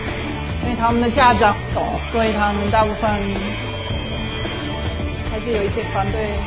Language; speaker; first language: Chinese; non-native, fluent; English